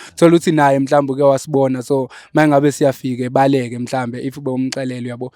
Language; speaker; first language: Zulu; non-native, local second language; Xhosa